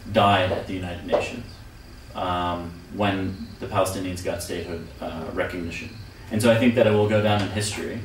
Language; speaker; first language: English; native; English